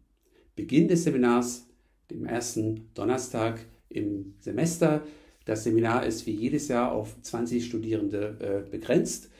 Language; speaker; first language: German; native; German